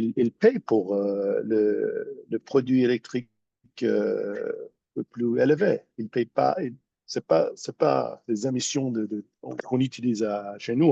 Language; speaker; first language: French; non-native, fluent; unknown